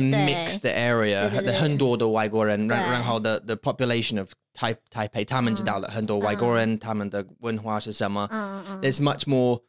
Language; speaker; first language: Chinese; non-native, learner; English